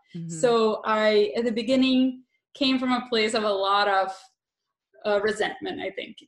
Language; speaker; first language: English; non-native, fluent; Portuguese